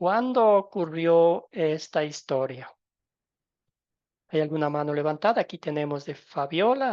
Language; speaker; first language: Spanish; native; Spanish